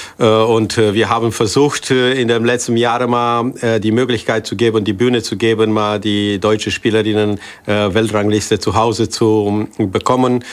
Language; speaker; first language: German; non-native, fluent; Romanian